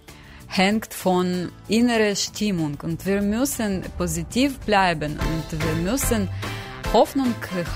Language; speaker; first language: German; non-native, learner; Ukrainian